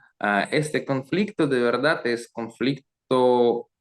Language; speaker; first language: Spanish; non-native, learner; Russian